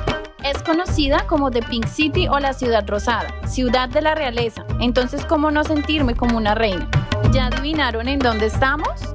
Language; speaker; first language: Spanish; native; Spanish